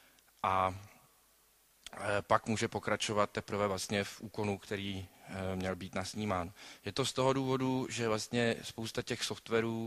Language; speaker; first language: Czech; native; Czech